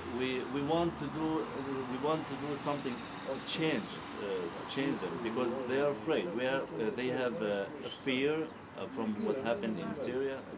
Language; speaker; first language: English; non-native, learner; Arabic